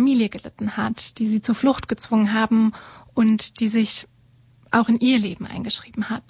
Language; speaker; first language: German; native; German